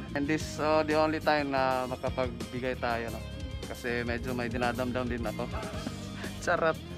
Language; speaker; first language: Filipino; non-native, local second language; Cebuano